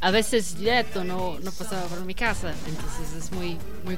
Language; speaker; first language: Spanish; non-native, learner; Portuguese